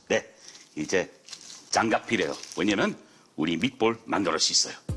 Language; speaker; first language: Korean; non-native, learner; English